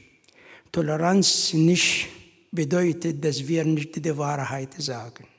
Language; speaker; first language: German; non-native, fluent; Arabic